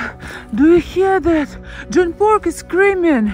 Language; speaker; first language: English; non-native, learner; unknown